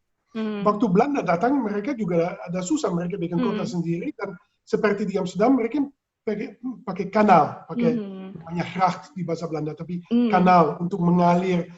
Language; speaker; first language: Indonesian; non-native, fluent; Dutch